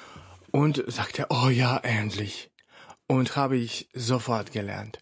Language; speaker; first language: German; non-native, fluent; Russian